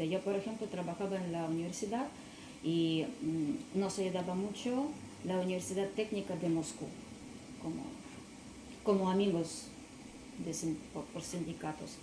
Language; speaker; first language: Spanish; non-native, learner; Russian